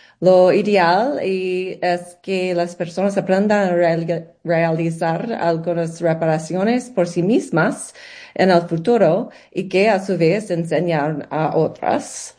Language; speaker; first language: Spanish; non-native, learner; English